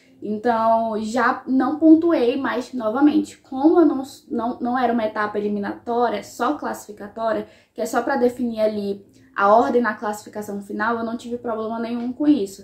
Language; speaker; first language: Portuguese; native; Portuguese